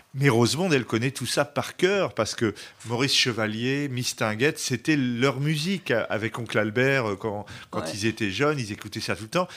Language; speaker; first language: French; native; French